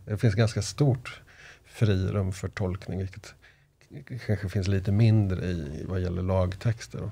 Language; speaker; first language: Swedish; native; Swedish